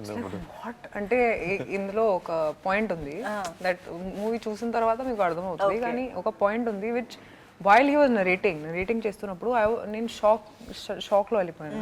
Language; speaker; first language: Telugu; non-native, fluent; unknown